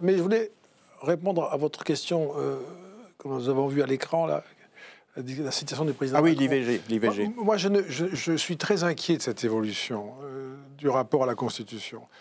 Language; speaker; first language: French; native; French